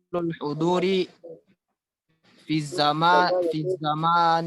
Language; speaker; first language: Arabic; non-native, learner; Indonesian